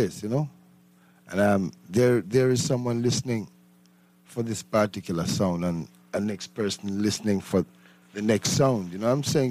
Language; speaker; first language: English; non-native, local second language; Jamaican Creole English